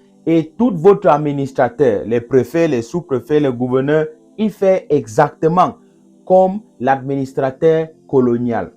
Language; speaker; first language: French; non-native, local second language; English